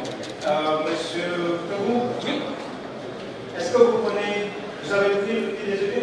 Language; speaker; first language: French; non-native, fluent; Indonesian